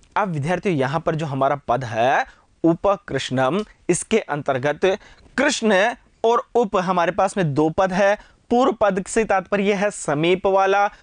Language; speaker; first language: Hindi; native; Hindi